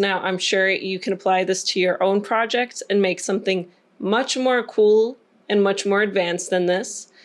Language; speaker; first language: English; native; English